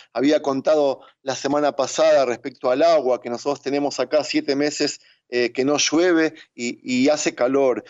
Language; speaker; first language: Spanish; native; Spanish